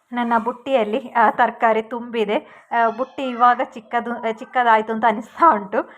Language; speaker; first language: Kannada; non-native, local second language; Tulu